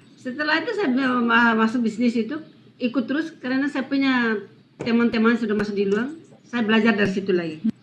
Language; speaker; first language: Indonesian; non-native, local second language; Tetum